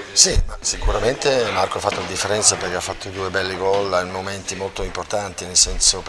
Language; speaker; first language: Italian; non-native, local second language; German